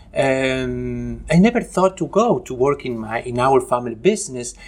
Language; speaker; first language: English; non-native, fluent; Spanish